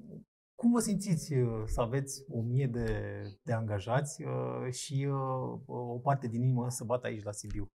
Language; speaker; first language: Romanian; native; Romanian